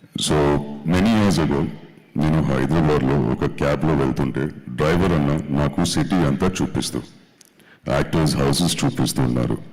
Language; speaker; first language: Telugu; non-native, learner; Tamil